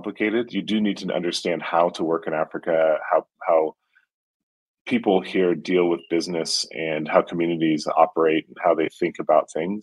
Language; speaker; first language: English; native; English